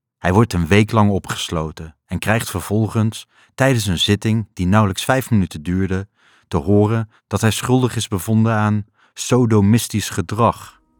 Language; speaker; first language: Dutch; native; Dutch